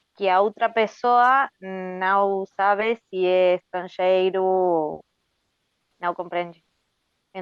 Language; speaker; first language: Portuguese; non-native, learner; Spanish